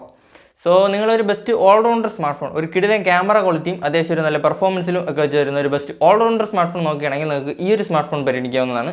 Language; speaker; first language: Malayalam; native; Malayalam